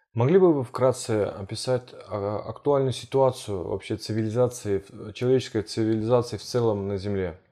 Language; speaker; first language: Russian; early bilingual, heritage; Russian